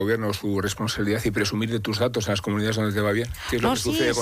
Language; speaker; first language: Spanish; native; Spanish